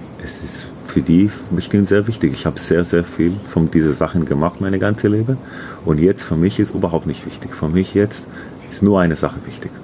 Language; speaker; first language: German; non-native, learner; Hebrew